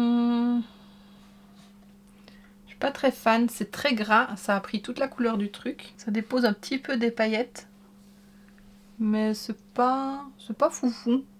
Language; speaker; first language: French; native; French